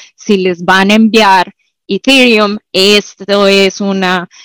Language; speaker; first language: Spanish; native; Spanish